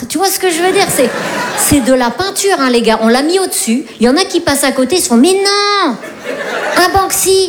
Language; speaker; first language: French; native; French